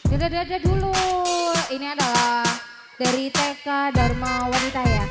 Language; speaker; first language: Indonesian; native; Indonesian